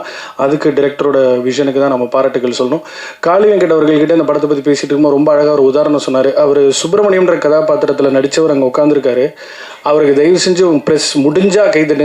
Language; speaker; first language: Tamil; native; Tamil